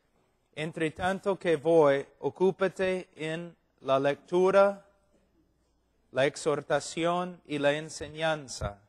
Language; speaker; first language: Spanish; non-native, fluent; English